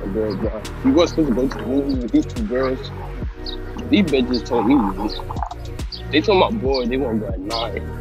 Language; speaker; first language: English; native; English